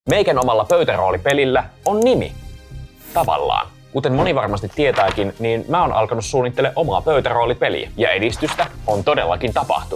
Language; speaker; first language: Finnish; native; Finnish